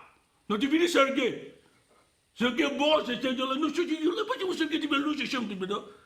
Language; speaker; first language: Russian; non-native, fluent; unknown